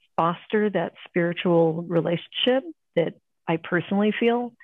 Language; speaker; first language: English; native; English